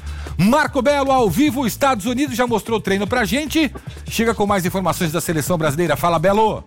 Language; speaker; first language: Portuguese; native; Portuguese